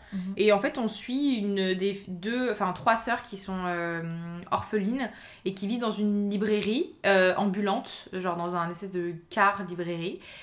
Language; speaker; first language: French; native; French